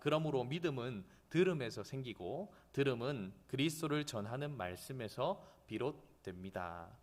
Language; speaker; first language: Korean; native; Korean